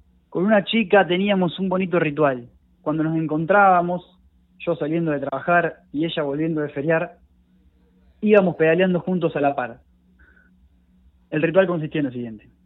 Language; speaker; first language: Spanish; native; Spanish